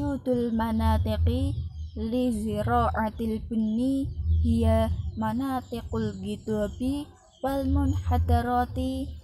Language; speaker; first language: Arabic; non-native, learner; Indonesian